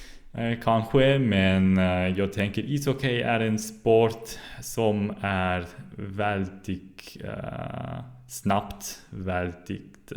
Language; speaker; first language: Swedish; non-native, learner; German